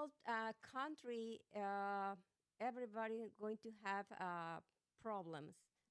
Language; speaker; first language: English; non-native, learner; Spanish